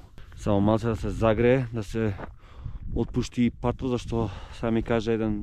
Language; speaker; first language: Macedonian; native; Macedonian